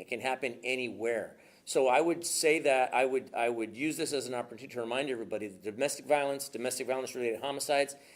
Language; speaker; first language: English; native; English